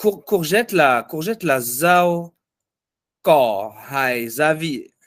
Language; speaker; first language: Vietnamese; non-native, learner; French